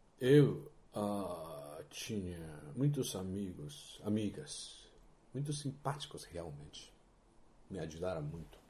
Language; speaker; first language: Portuguese; non-native, fluent; Japanese